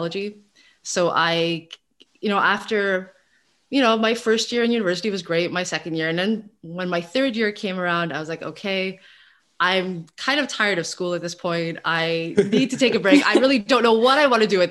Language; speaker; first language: English; native; English